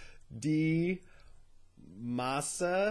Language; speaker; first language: German; non-native, learner; English